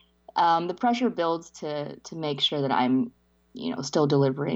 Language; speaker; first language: English; early bilingual, other home language; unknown